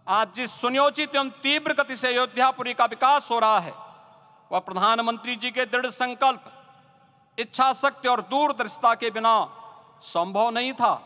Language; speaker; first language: Hindi; native; Hindi